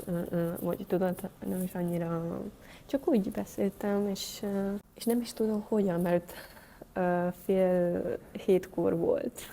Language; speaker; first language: Hungarian; non-native, learner; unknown